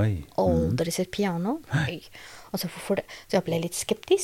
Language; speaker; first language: Norwegian; non-native, learner; Albanian